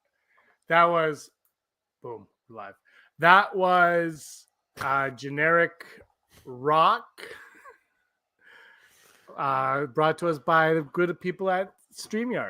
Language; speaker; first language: English; native; English